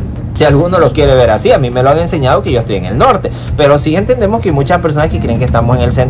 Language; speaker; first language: Spanish; native; Spanish